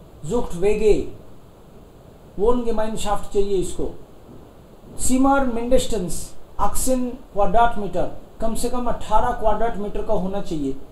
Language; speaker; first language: Hindi; native; Hindi